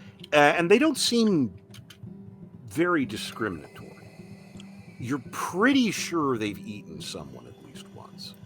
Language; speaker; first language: English; native; English